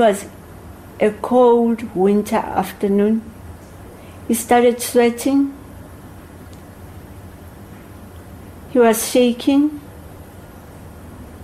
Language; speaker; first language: English; non-native, local second language; Zulu